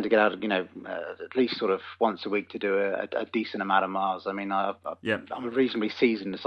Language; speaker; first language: English; native; English